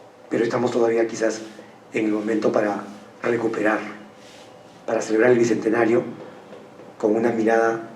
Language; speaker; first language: Spanish; native; Spanish